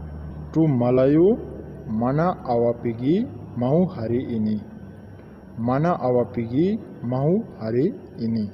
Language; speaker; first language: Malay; non-native, learner; Nepali